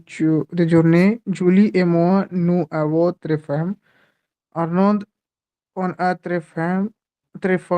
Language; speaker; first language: French; non-native, learner; Hindi